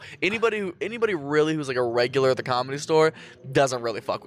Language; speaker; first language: English; native; English